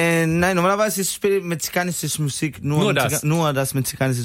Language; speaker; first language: German; non-native, learner; Spanish